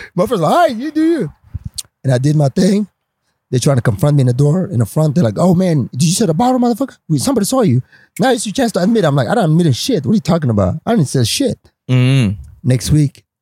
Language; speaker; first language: English; non-native, fluent; Swedish